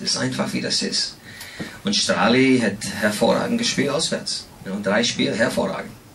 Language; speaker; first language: German; non-native, fluent; English